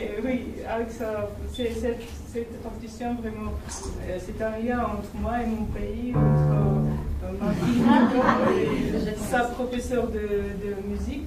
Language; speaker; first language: French; non-native, learner; Georgian